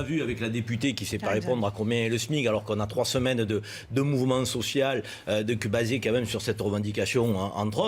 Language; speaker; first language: French; native; French